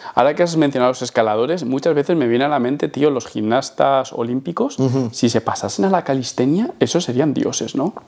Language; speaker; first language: Spanish; native; Spanish